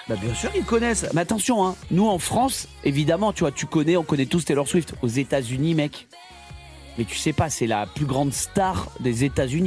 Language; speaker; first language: French; native; French